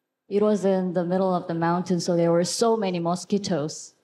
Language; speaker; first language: English; non-native, fluent; Korean